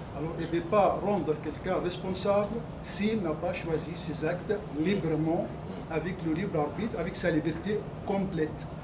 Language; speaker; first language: French; non-native, fluent; Arabic